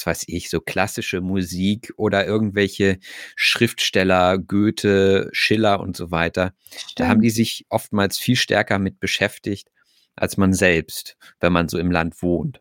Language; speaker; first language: German; native; German